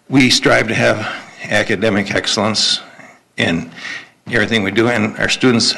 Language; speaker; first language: English; native; English